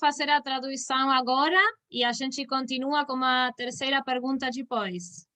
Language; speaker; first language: Portuguese; non-native, fluent; Spanish